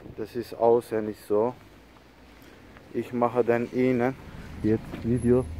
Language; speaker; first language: German; non-native, learner; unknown